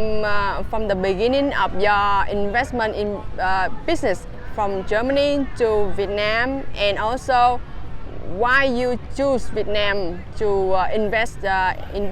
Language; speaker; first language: English; non-native, fluent; Vietnamese